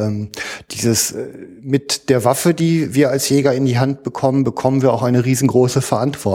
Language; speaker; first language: German; native; German